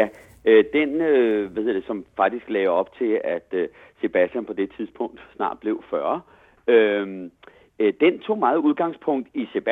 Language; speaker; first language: Danish; native; Danish